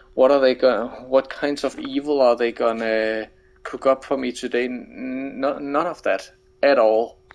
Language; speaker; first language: English; non-native, fluent; Danish